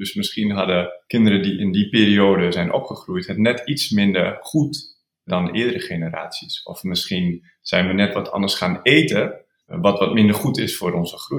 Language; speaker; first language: Dutch; native; Dutch